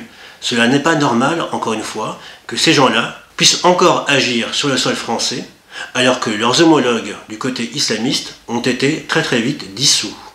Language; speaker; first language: French; native; French